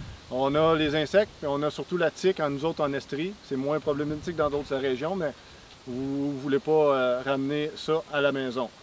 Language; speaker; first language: French; native; French